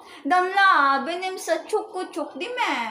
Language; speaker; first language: Turkish; non-native, learner; Filipino